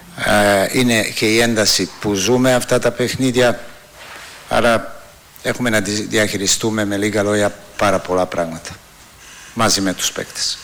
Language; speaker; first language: Greek; non-native, fluent; Serbian